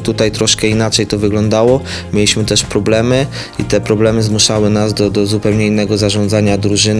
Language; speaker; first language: Polish; native; Polish